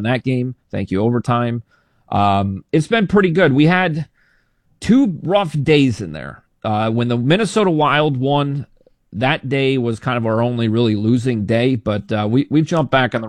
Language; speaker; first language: English; native; English